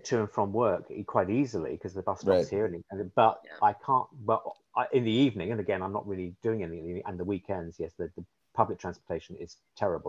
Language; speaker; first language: English; native; English